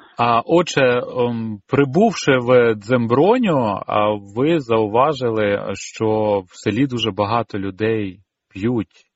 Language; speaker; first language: Ukrainian; native; Ukrainian